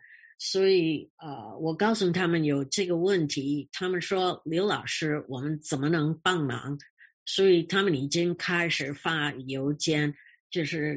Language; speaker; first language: Chinese; early bilingual, heritage; English